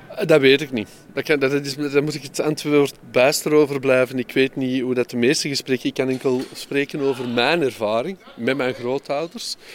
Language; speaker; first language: Dutch; native; Dutch